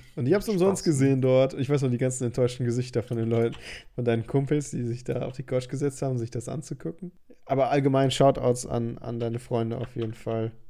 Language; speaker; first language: German; native; German